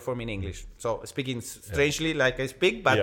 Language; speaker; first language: English; non-native, learner; Spanish